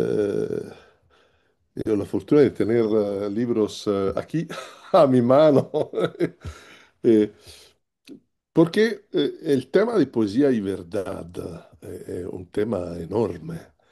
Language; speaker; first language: Spanish; non-native, learner; Italian